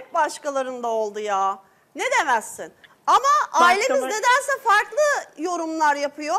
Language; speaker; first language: Turkish; native; Turkish